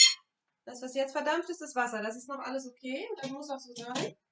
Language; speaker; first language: German; non-native, fluent; French